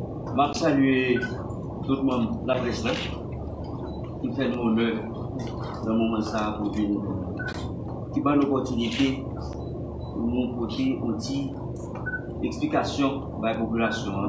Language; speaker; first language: French; non-native, local second language; Haitian Creole